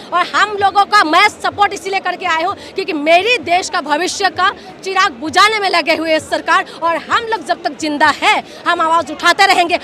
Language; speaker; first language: Hindi; non-native, local second language; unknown